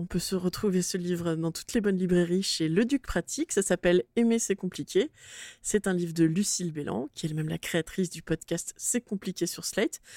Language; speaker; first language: French; native; French